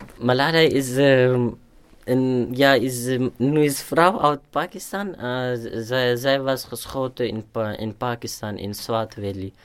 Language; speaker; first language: Dutch; non-native, learner; Urdu